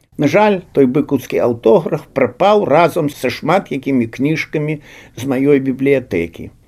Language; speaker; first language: Belarusian; native; Belarusian